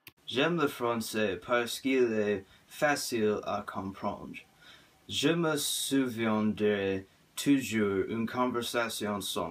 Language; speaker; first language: French; non-native, learner; English